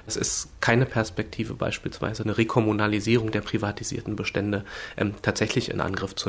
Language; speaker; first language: German; native; German